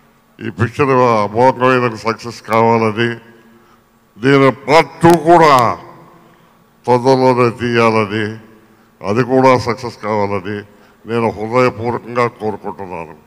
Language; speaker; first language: Telugu; native; Telugu